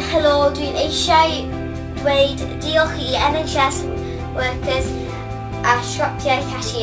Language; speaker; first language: Welsh; non-native, local second language; English